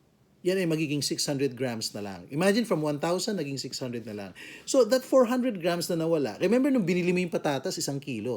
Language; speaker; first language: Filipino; native; Filipino